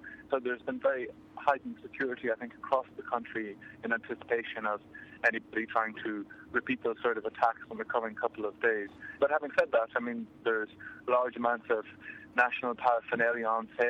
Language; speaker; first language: English; native; English